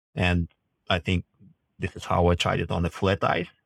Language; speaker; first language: English; non-native, fluent; Russian